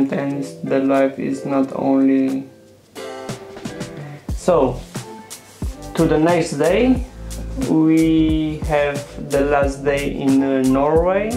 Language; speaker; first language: English; non-native, learner; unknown